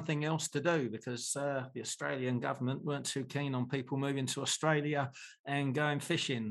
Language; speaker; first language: English; native; English